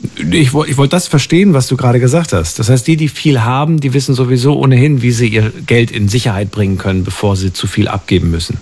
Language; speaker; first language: German; native; German